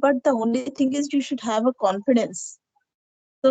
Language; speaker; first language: English; non-native, learner; Telugu